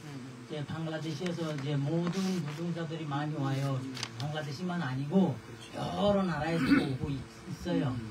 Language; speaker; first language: Korean; non-native, fluent; Bangla